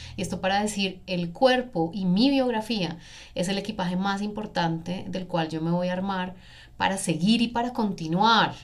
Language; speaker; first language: Spanish; native; Spanish